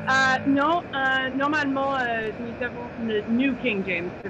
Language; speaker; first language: French; non-native, fluent; English